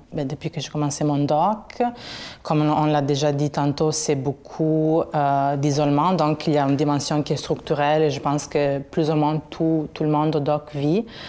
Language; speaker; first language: French; non-native, fluent; Italian